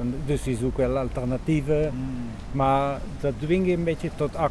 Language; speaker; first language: Dutch; non-native, learner; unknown